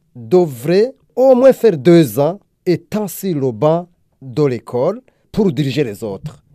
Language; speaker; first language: French; non-native, local second language; Rundi